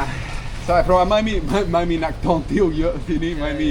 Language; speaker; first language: Thai; non-native, learner; English